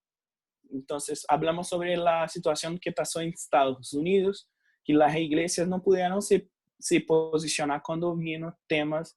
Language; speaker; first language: Spanish; non-native, fluent; Portuguese